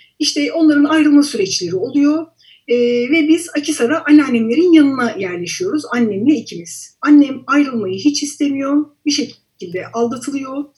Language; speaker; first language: Turkish; native; Turkish